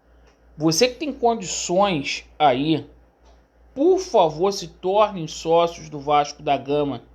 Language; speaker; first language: Portuguese; native; Portuguese